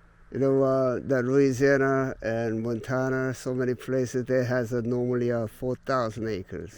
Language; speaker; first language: English; non-native, learner; Korean